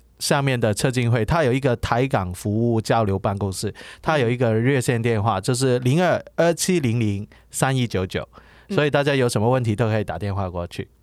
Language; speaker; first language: Chinese; non-native, local second language; Cantonese